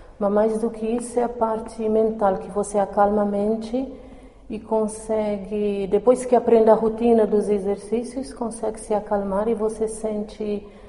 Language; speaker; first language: Portuguese; non-native, local second language; Kabuverdianu